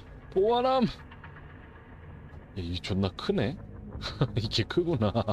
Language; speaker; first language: Korean; native; Korean